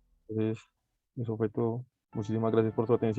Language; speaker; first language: Spanish; native; Spanish